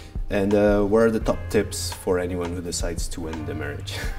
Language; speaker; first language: English; early bilingual, other home language; Portuguese